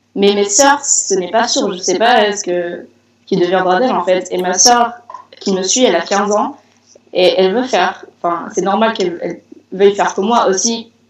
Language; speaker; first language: French; non-native, fluent; Spanish